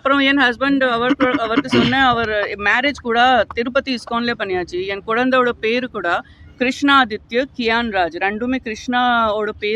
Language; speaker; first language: Tamil; non-native, local second language; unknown